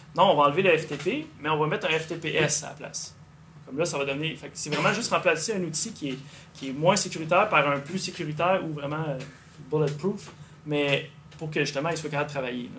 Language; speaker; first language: French; native; French